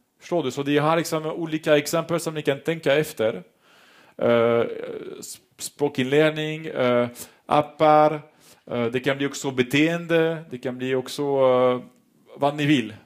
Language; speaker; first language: Swedish; non-native, fluent; French